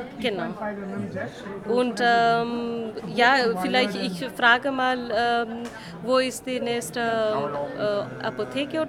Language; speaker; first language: German; non-native, learner; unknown